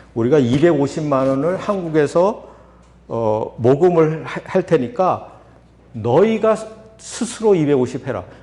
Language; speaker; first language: Korean; native; Korean